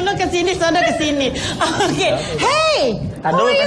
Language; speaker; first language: English; non-native, learner; Indonesian